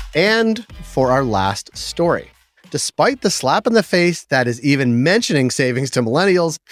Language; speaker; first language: English; native; English